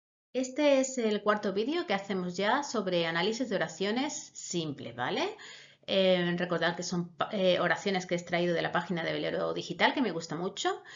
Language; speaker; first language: Spanish; native; Spanish